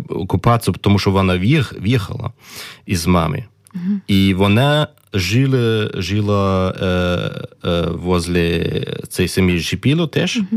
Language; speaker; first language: Ukrainian; non-native, learner; German